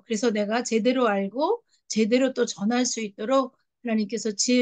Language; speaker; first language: Korean; native; Korean